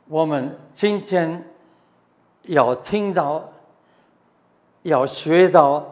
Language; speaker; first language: Chinese; non-native, fluent; German